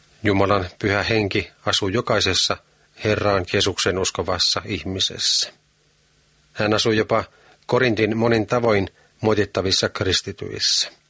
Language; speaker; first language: Finnish; native; Finnish